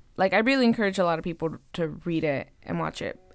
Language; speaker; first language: English; native; English